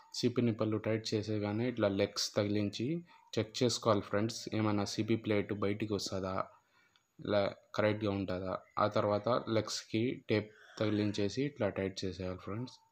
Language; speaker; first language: Telugu; non-native, local second language; Urdu